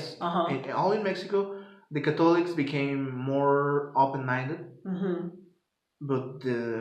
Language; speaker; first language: English; non-native, fluent; Spanish